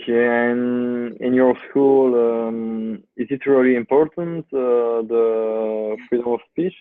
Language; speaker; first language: English; non-native, learner; French